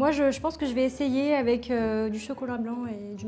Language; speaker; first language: French; native; French